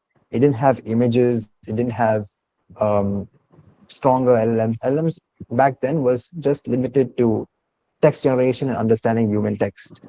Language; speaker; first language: English; non-native, local second language; Malayalam